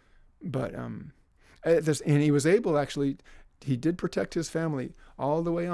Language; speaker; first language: English; native; English